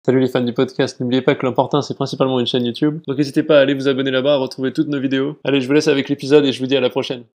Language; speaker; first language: French; native; French